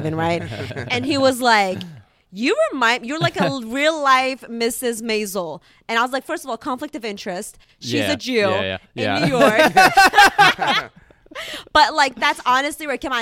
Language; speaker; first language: English; early bilingual, other home language; Arabic